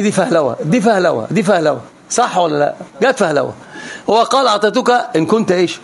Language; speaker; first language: Arabic; native; Arabic